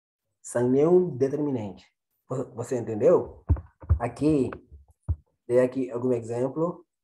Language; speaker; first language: Portuguese; non-native, fluent; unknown